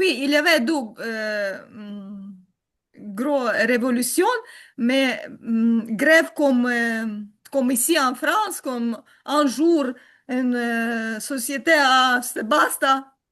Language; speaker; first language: French; non-native, learner; Ukrainian